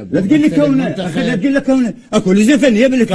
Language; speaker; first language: Arabic; native; Arabic